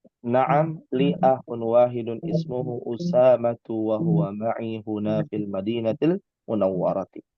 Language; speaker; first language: Arabic; non-native, fluent; Indonesian